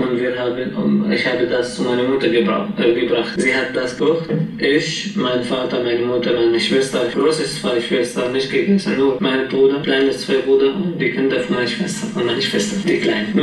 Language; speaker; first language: German; non-native, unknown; Arabic